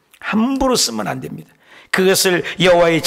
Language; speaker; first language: Korean; native; Korean